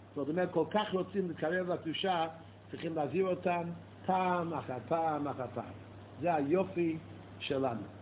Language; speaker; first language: Hebrew; non-native, fluent; English